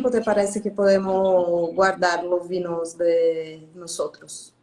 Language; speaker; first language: Spanish; non-native, fluent; Portuguese